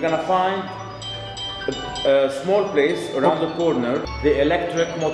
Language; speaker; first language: English; non-native, learner; Arabic